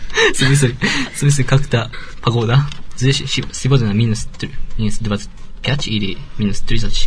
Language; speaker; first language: Russian; non-native, learner; Japanese